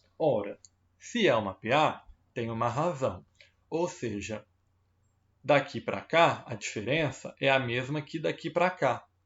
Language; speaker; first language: Portuguese; native; Portuguese